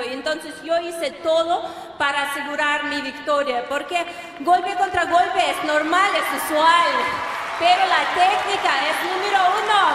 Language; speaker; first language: Spanish; non-native, fluent; Russian